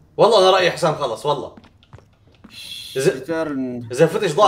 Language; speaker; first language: Arabic; native; Arabic